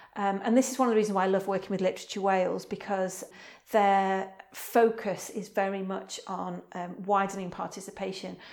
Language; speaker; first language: English; native; English